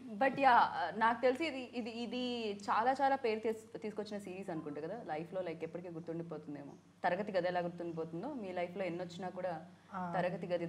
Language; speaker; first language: Telugu; native; Telugu